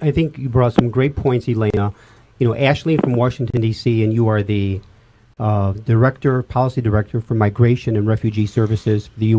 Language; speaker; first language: English; native; English